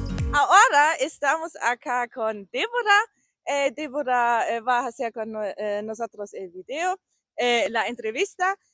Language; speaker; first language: Spanish; non-native, learner; German